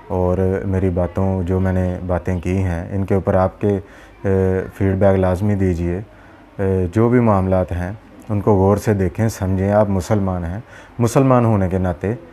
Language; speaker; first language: Urdu; non-native, local second language; Punjabi